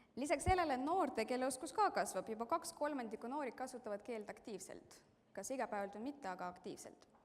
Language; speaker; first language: Estonian; non-native, local second language; Russian